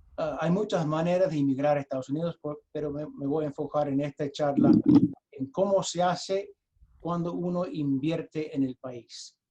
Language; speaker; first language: Spanish; early bilingual, heritage; Spanish